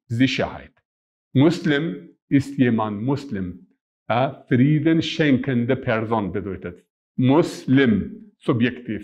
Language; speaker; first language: German; non-native, fluent; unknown